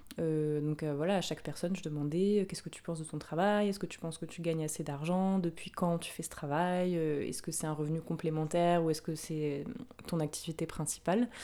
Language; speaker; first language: French; native; French